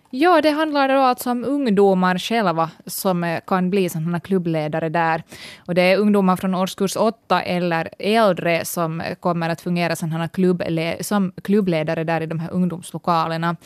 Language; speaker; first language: Swedish; native; Swedish